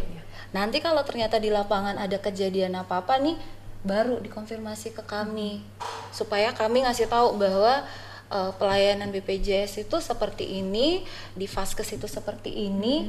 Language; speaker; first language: Indonesian; native; Indonesian